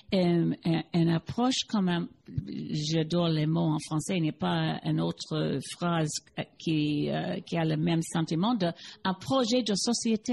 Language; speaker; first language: French; non-native, learner; English